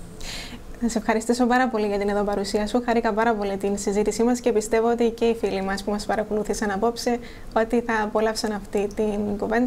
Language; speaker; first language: Greek; native; Greek